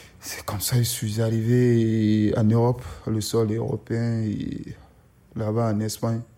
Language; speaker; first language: French; non-native, local second language; Susu